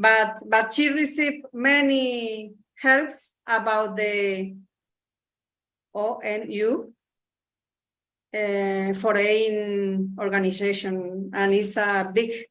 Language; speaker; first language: English; non-native, learner; Spanish